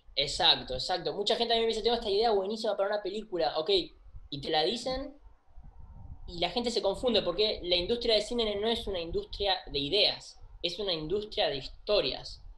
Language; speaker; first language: Spanish; native; Spanish